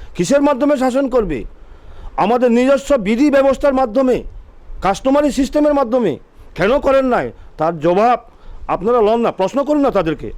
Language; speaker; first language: Bangla; non-native, local second language; Chakma